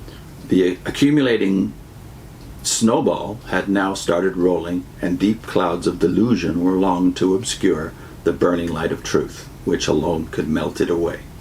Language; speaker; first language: English; native; English